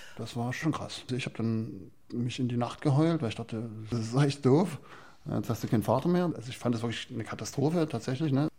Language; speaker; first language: German; native; German